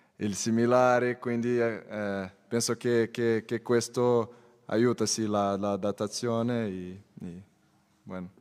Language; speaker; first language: Italian; non-native, learner; Portuguese